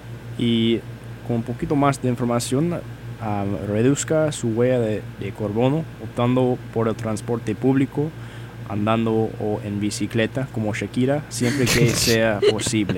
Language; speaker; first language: Spanish; non-native, learner; English